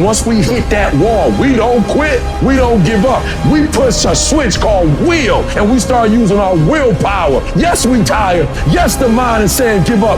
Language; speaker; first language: English; native; English